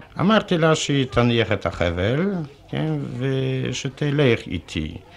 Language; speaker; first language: Hebrew; non-native, fluent; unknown